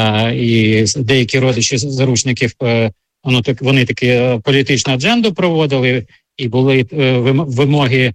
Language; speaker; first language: Ukrainian; native; Ukrainian